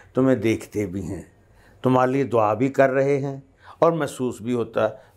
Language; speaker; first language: Urdu; non-native, local second language; Punjabi